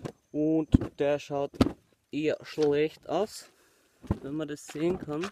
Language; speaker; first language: German; native; German